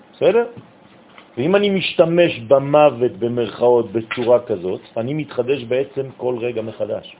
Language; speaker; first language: Hebrew; non-native, fluent; French